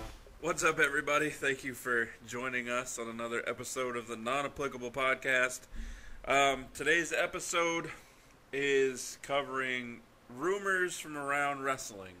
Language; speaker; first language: English; native; English